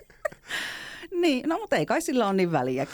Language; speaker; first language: Finnish; native; Finnish